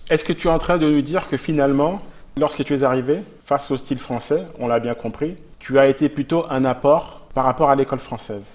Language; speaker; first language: French; native; French